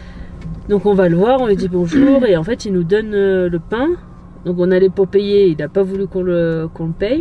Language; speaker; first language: French; native; French